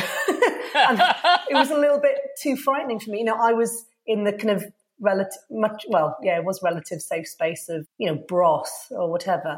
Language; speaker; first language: English; native; English